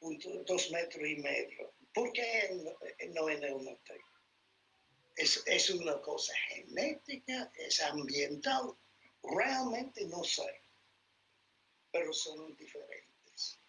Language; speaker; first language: Spanish; non-native, fluent; English